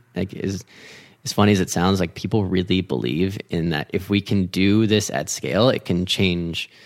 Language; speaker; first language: English; native; English